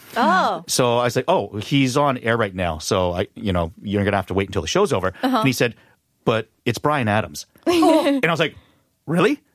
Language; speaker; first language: English; native; English